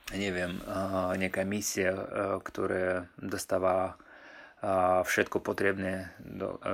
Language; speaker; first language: Slovak; non-native, fluent; Russian